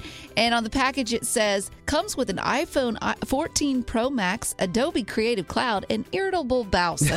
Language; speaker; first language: English; native; English